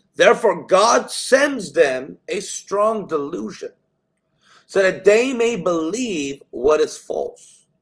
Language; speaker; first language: English; native; English